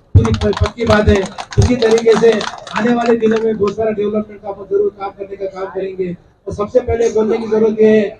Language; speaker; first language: Hindi; non-native, local second language; Telugu